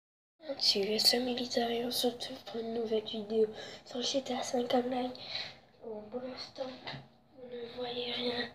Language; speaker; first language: French; native; French